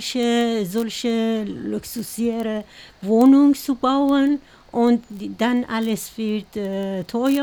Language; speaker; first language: German; non-native, learner; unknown